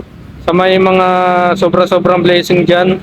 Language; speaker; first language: Filipino; native; Filipino